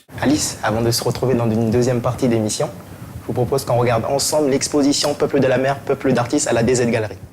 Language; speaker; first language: French; native; French